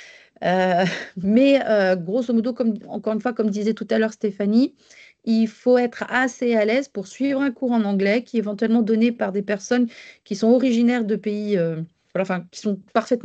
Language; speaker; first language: French; native; French